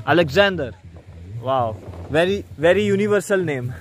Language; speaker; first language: English; non-native, fluent; Hindi